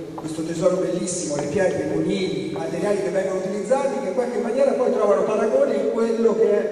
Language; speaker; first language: Italian; native; Italian